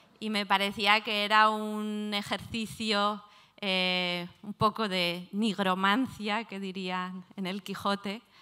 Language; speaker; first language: Spanish; native; Spanish